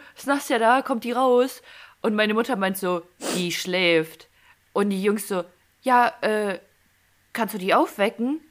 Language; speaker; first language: German; early bilingual, other home language; Ukrainian